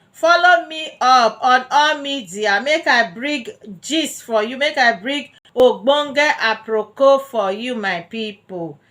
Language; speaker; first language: Nigerian Pidgin; non-native, local second language; Bini